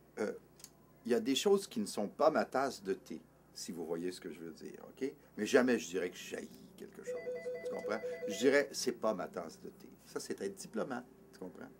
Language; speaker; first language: French; native; French